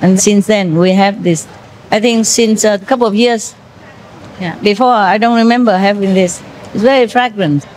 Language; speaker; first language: English; non-native, fluent; Vietnamese